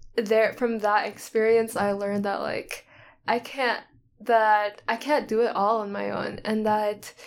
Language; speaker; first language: English; early bilingual, other home language; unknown